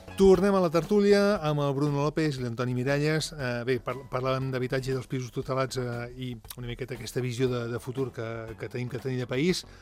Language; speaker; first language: Catalan; native; Catalan